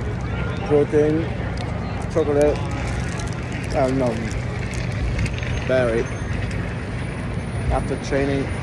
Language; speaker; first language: English; non-native, learner; French